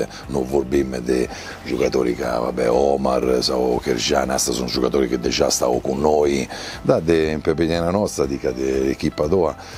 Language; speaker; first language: Romanian; non-native, learner; Italian